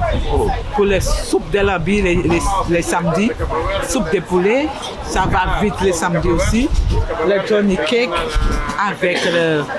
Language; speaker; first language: French; non-native, local second language; English